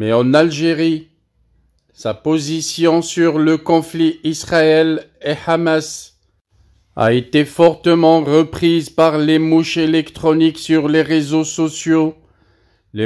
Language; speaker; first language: French; non-native, local second language; Arabic